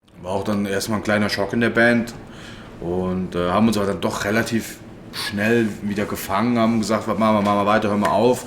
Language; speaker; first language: German; native; German